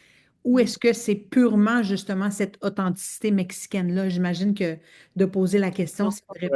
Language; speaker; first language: French; native; French